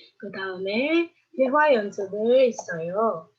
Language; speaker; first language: Korean; non-native, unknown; Indonesian